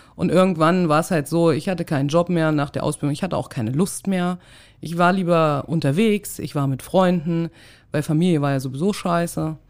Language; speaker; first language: German; native; German